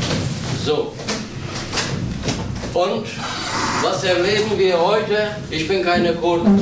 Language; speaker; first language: German; non-native, fluent; Turkish